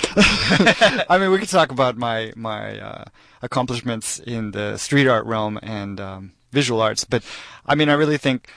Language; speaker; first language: English; native; English